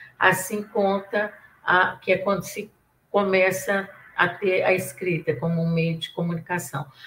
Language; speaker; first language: Portuguese; native; Portuguese